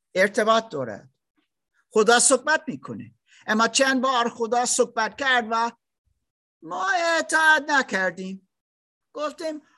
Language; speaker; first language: Persian; non-native, learner; German